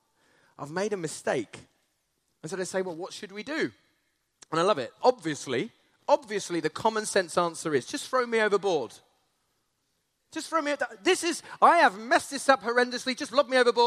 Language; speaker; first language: English; native; English